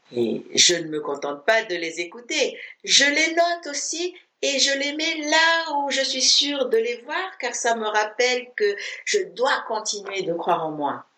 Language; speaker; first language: French; non-native, fluent; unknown